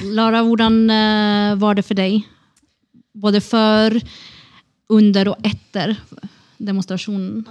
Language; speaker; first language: Norwegian; non-native, fluent; Kurdish